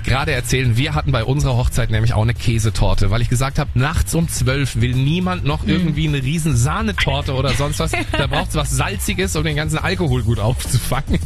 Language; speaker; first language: German; native; German